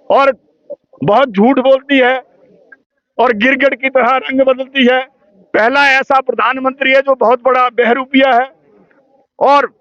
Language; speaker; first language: Hindi; native; Hindi